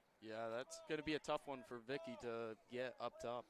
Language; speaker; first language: English; native; English